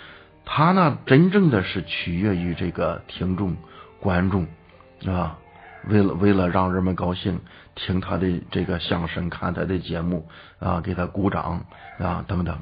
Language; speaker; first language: Chinese; native; Chinese